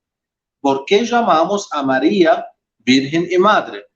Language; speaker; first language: Spanish; non-native, fluent; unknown